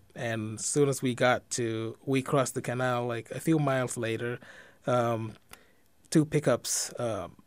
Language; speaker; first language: English; non-native, fluent; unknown